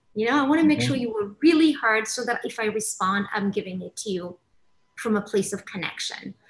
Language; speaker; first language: English; non-native, local second language; Somali